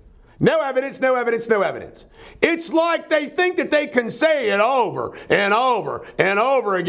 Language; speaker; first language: English; native; English